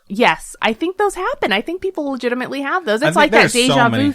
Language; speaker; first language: English; native; English